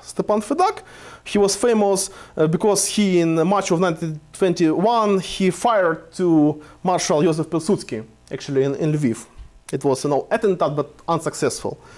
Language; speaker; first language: English; non-native, fluent; Ukrainian